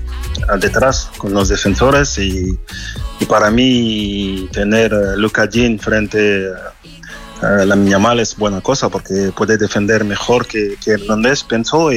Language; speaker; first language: Spanish; non-native, fluent; French